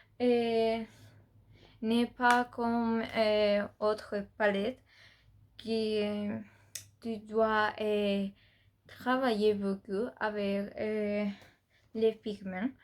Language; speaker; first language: French; non-native, learner; Spanish